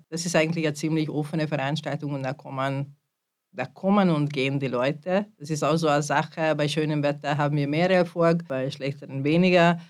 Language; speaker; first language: German; non-native, fluent; Hungarian